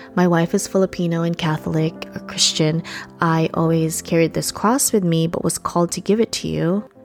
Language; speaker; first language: English; early bilingual, other home language; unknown